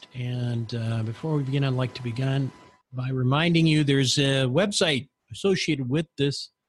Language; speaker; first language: English; native; English